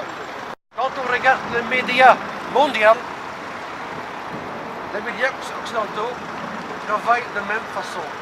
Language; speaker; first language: French; non-native, local second language; Dutch